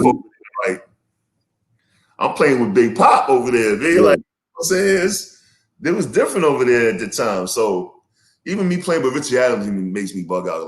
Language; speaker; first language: English; native; English